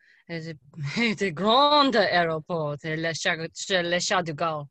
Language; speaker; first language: French; non-native, learner; English